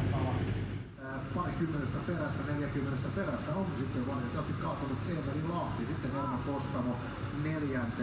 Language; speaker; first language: Finnish; native; Finnish